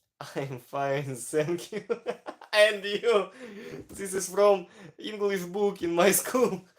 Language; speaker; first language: English; non-native, learner; Ukrainian